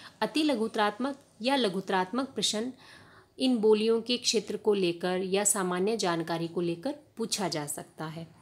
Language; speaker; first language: Hindi; native; Hindi